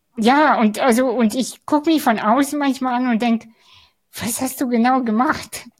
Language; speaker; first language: German; early bilingual, other home language; Russian